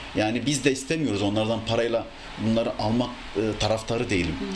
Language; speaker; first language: Turkish; native; Turkish